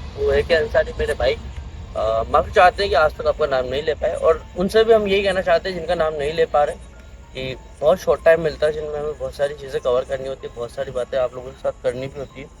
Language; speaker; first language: Hindi; native; Hindi